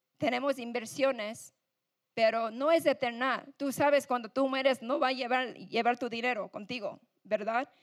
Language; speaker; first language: Spanish; non-native, fluent; English